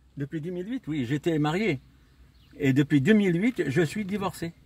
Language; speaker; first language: French; native; French